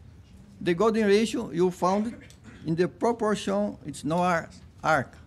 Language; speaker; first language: English; non-native, fluent; Portuguese